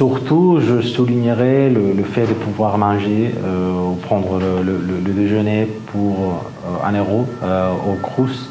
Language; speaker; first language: French; non-native, fluent; Spanish